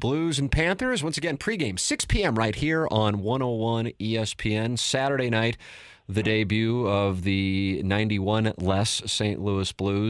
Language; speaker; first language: English; native; English